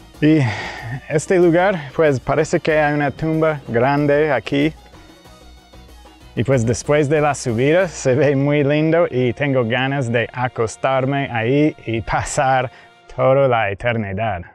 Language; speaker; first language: Spanish; non-native, fluent; English